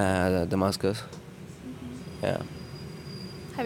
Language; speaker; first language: English; non-native, fluent; Arabic